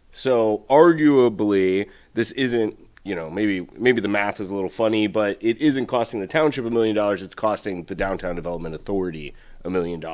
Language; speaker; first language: English; native; English